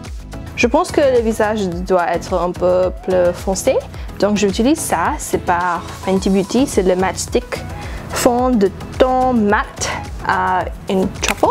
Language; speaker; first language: French; non-native, learner; English